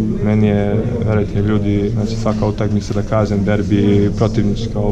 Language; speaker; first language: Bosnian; early bilingual, heritage; Croatian